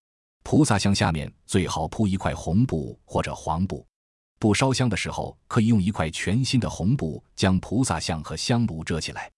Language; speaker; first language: Chinese; native; Chinese